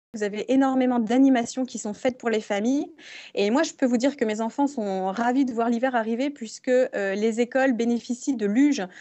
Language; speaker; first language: French; native; French